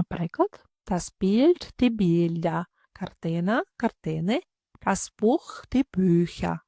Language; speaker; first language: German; non-native, fluent; Ukrainian